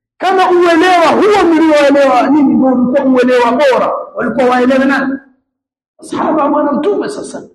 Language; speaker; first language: Swahili; native; Swahili